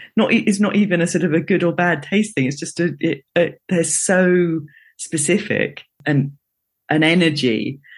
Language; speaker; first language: English; native; English